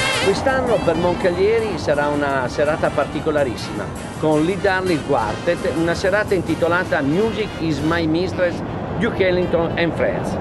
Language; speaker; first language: Italian; native; Italian